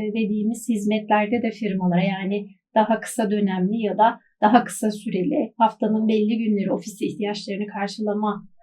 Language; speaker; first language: Turkish; native; Turkish